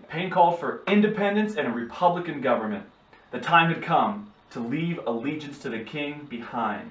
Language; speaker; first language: English; native; English